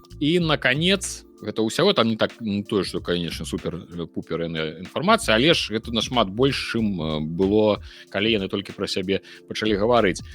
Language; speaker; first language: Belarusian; non-native, local second language; Russian